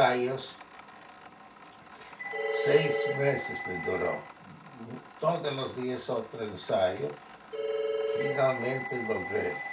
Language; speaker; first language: Spanish; non-native, fluent; Yiddish